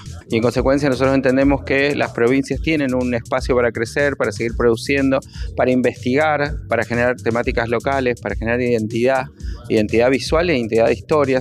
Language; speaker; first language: Spanish; native; Spanish